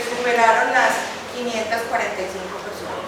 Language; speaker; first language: Spanish; native; Spanish